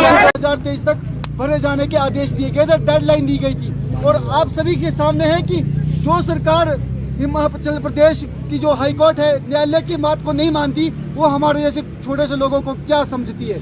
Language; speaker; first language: Hindi; native; Hindi